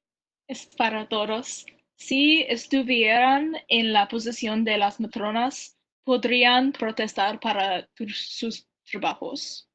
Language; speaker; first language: Spanish; non-native, learner; English